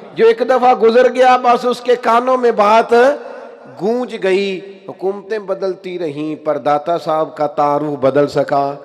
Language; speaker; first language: Urdu; non-native, local second language; Punjabi